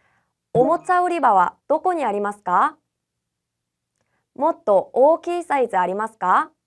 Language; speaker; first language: Japanese; non-native, fluent; Korean